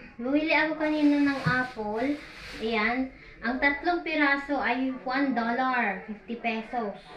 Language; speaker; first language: Filipino; non-native, local second language; Iloko